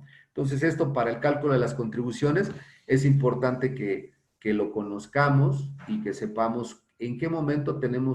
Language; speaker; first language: Spanish; native; Spanish